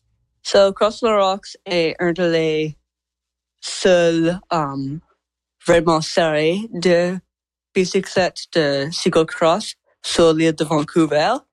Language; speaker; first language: French; non-native, learner; English